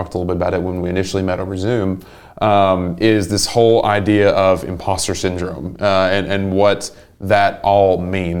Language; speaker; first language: English; native; English